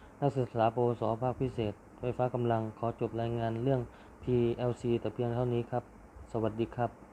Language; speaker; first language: Thai; native; Thai